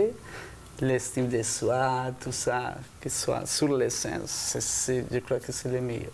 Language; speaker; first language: French; non-native, fluent; Spanish